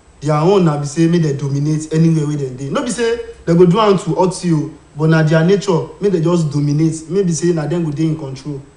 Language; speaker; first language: Nigerian Pidgin; non-native, local second language; Yoruba